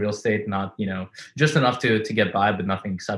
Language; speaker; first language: English; non-native, fluent; Russian